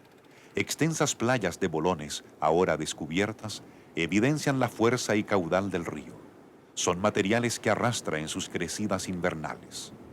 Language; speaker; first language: Spanish; native; Spanish